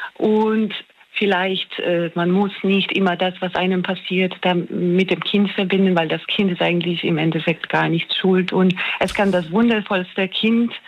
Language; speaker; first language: German; non-native, fluent; Polish